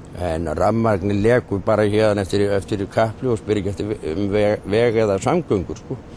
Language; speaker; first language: Icelandic; native; Icelandic